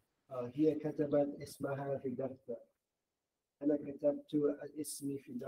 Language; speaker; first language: Arabic; non-native, learner; English